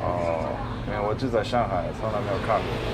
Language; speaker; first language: Chinese; non-native, fluent; English